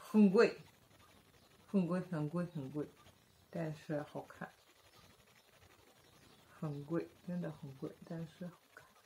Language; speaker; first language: Chinese; non-native, fluent; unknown